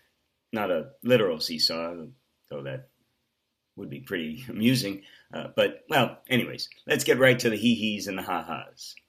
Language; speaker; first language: English; native; English